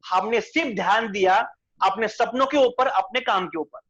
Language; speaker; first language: Hindi; non-native, local second language; Marathi